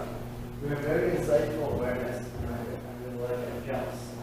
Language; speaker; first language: English; native; English